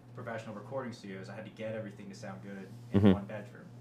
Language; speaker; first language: English; native; English